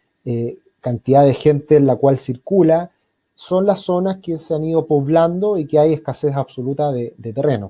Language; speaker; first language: Spanish; native; Spanish